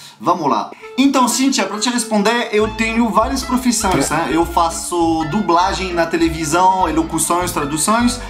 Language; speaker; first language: Portuguese; non-native, fluent; French